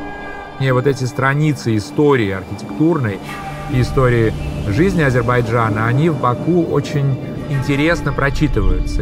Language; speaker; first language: Russian; native; Russian